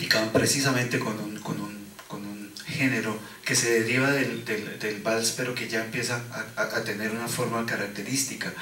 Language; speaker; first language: Spanish; native; Spanish